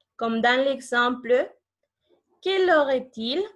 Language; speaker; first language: French; non-native, fluent; Spanish